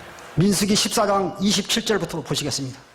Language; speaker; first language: Korean; native; Korean